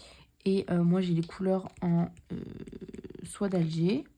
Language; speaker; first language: French; native; French